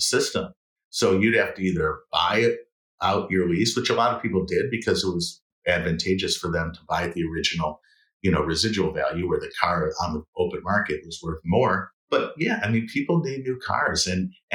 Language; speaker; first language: English; native; English